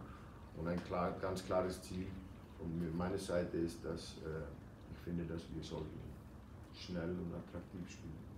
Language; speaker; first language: German; non-native, fluent; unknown